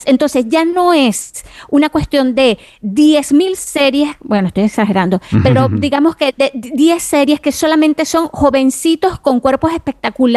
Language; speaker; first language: Spanish; native; Spanish